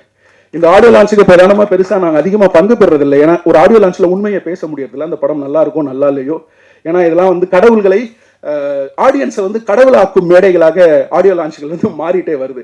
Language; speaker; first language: Tamil; native; Tamil